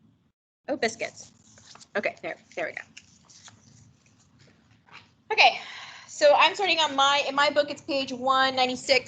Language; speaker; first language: English; native; English